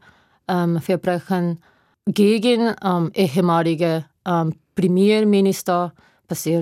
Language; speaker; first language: German; non-native, learner; Japanese